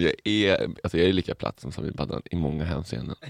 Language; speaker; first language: Swedish; native; Swedish